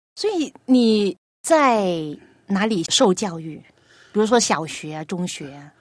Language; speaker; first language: Chinese; non-native, local second language; Cantonese